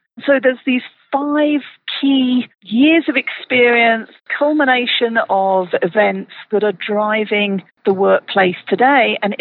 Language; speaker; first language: English; native; English